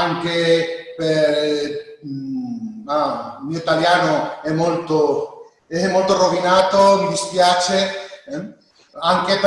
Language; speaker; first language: Italian; non-native, learner; Spanish